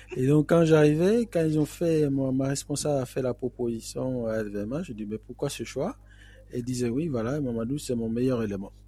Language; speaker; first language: French; non-native, local second language; Fula